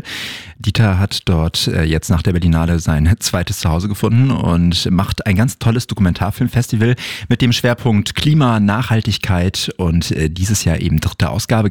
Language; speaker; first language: German; native; German